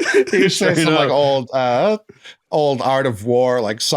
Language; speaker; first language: English; native; English